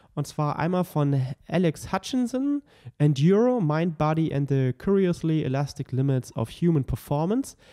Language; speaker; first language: German; native; German